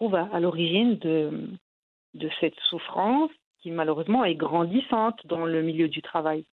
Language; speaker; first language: French; non-native, local second language; Arabic